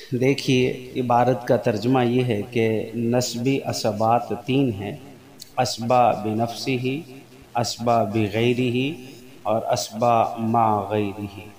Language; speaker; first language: Urdu; native; Urdu